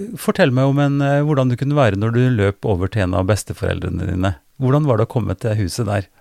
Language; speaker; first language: Norwegian; native; Norwegian